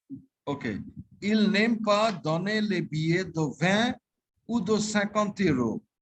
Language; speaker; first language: French; non-native, fluent; Bangla